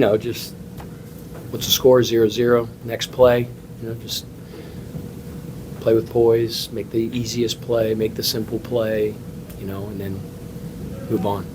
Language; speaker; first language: English; native; English